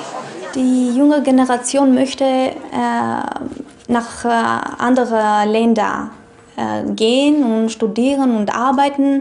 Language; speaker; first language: German; non-native, fluent; Greek